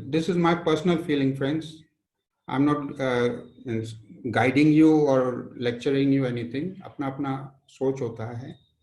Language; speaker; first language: Hindi; non-native, local second language; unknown